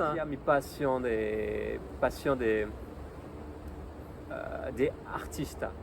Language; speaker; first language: Portuguese; non-native, learner; French